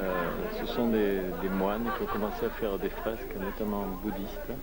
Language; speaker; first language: French; native; French